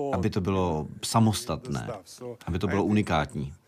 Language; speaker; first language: Czech; non-native, fluent; Russian